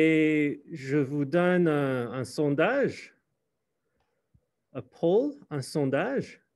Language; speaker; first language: French; non-native, fluent; English